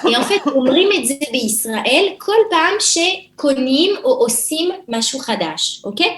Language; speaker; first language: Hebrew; non-native, fluent; French